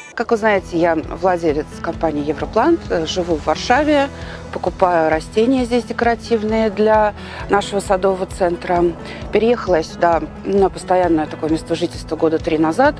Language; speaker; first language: Russian; native; Russian